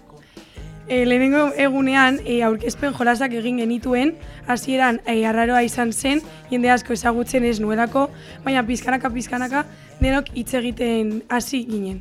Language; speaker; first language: Basque; non-native, local second language; Spanish